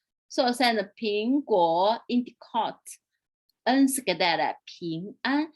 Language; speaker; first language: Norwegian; non-native, fluent; Chinese